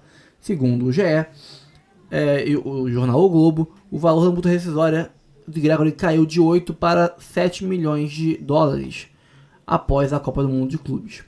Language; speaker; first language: Portuguese; native; Portuguese